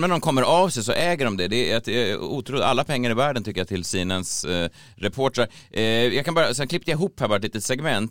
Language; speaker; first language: Swedish; native; Swedish